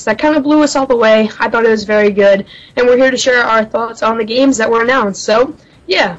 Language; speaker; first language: English; native; English